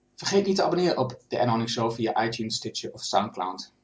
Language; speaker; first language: Dutch; native; Dutch